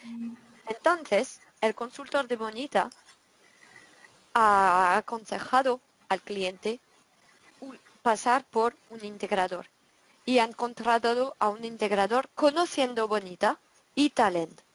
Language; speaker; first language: Spanish; non-native, fluent; French